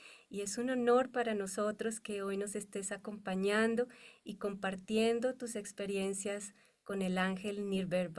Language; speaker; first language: Spanish; native; Spanish